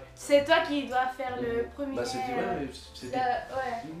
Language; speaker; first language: French; non-native, learner; Spanish